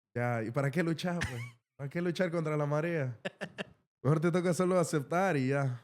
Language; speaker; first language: Spanish; native; Spanish